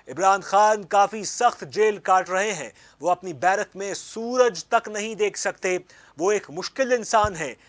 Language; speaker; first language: Urdu; native; Urdu